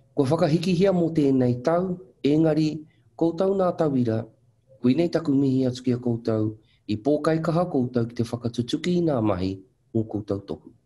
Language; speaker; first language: Māori; native; Māori